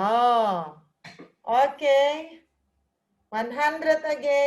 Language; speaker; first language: English; non-native, learner; Indonesian